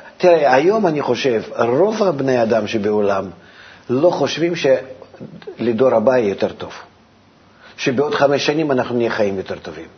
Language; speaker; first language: Hebrew; native; Hebrew